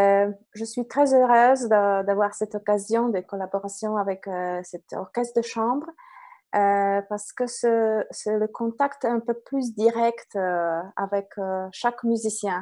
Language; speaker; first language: French; non-native, fluent; Polish